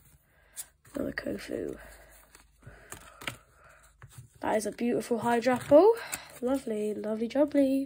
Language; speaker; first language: English; native; English